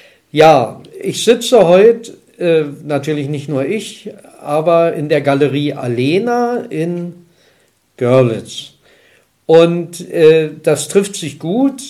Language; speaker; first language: German; native; German